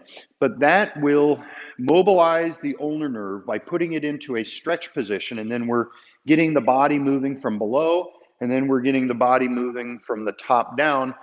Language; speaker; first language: English; native; English